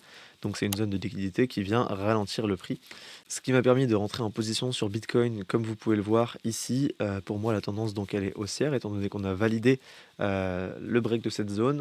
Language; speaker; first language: French; native; French